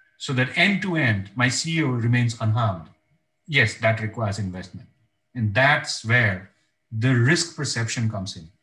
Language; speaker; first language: English; non-native, local second language; Bangla